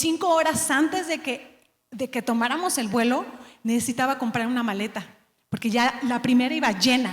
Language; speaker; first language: Spanish; native; Spanish